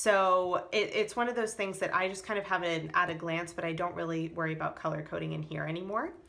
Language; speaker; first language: English; native; English